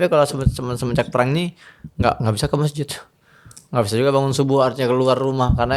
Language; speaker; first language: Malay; non-native, fluent; Arabic